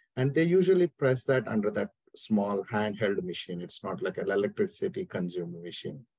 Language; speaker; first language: English; non-native, local second language; Telugu